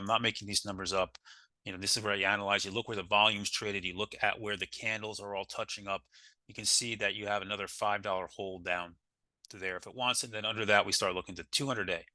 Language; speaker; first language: English; native; English